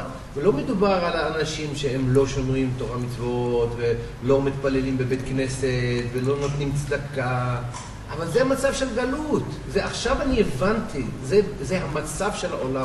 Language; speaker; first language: Hebrew; non-native, fluent; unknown